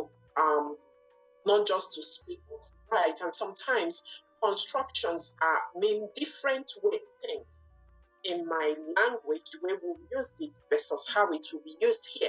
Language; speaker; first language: English; non-native, local second language; Igbo